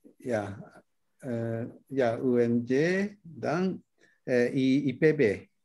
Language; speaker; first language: Indonesian; non-native, fluent; Japanese